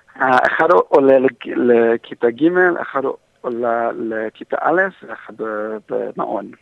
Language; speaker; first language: Hebrew; non-native, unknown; English